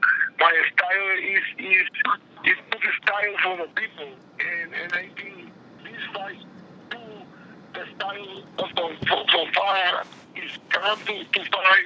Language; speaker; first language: English; non-native, learner; Spanish